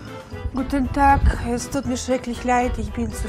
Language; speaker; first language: German; non-native, fluent; Russian